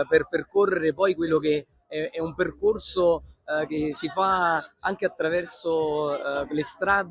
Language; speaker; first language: Italian; native; Italian